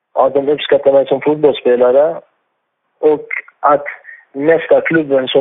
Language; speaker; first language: Swedish; non-native, fluent; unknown